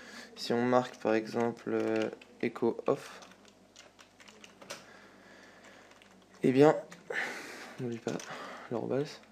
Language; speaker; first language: French; native; French